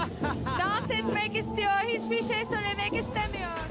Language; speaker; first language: Turkish; non-native, learner; Greek